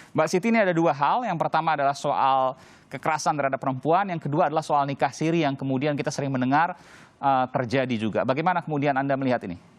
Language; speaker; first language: Indonesian; native; Indonesian